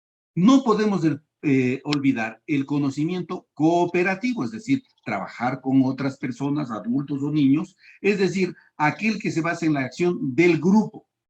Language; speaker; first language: Spanish; native; Spanish